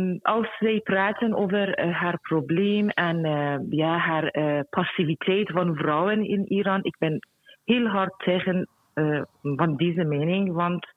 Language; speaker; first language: Dutch; non-native, fluent; Persian